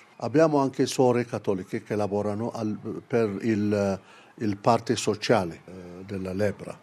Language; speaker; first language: Italian; non-native, fluent; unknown